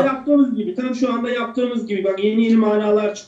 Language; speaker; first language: Turkish; native; Turkish